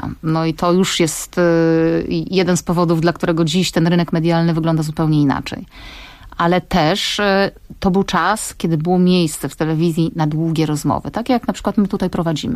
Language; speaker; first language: Polish; early bilingual, heritage; Polish